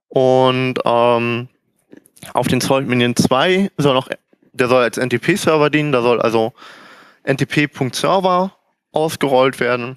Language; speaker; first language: German; native; German